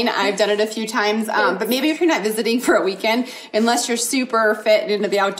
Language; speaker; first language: English; native; English